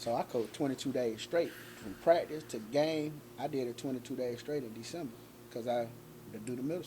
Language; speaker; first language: English; native; English